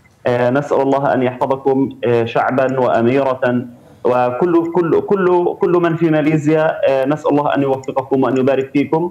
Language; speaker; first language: Arabic; native; Arabic